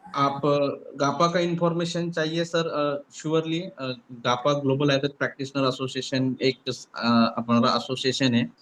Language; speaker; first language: Hindi; non-native, local second language; Marathi